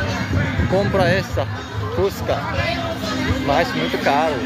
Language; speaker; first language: Portuguese; non-native, learner; Korean